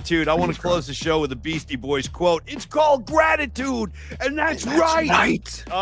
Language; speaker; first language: English; native; English